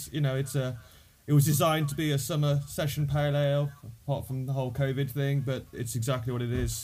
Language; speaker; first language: English; native; English